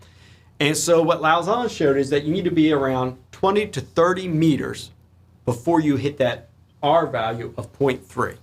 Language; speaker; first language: English; native; English